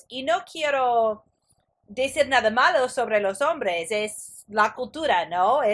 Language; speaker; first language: Spanish; non-native, fluent; English